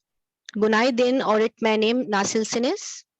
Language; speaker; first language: Turkish; non-native, learner; Urdu